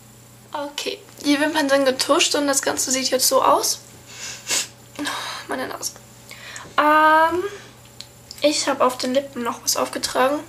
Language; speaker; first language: German; native; German